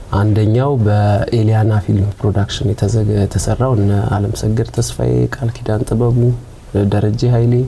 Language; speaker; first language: Amharic; native; Amharic